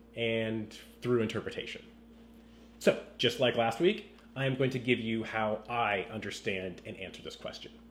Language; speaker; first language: English; native; English